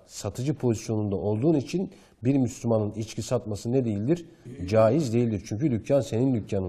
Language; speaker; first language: Turkish; native; Turkish